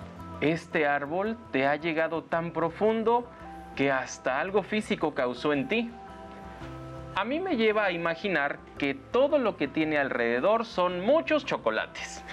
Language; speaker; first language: Spanish; native; Spanish